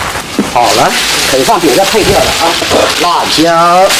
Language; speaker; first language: Chinese; native; Chinese